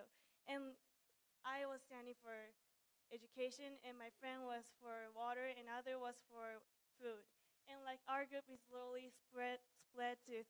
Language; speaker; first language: English; non-native, fluent; Japanese